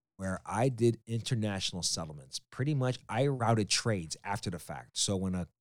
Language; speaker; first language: English; native; English